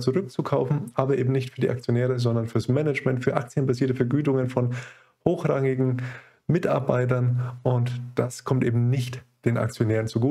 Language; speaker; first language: German; native; German